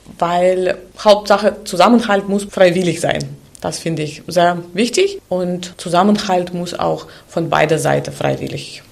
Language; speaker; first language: German; non-native, fluent; Russian